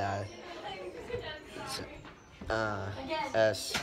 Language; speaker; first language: Spanish; non-native, learner; English